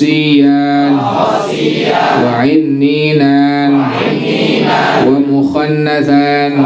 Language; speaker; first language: Arabic; non-native, fluent; Indonesian